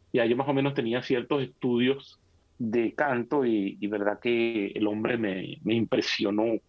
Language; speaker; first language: Spanish; native; Spanish